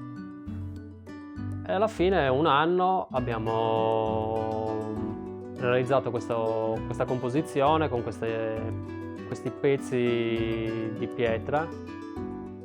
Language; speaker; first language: Italian; early bilingual, other home language; German